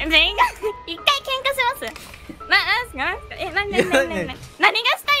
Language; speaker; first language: Japanese; native; Japanese